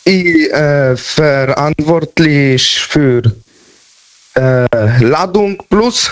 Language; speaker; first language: German; non-native, learner; Polish